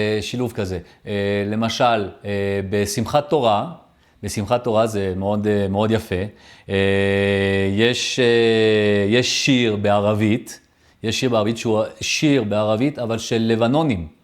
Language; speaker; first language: Hebrew; early bilingual, other home language; French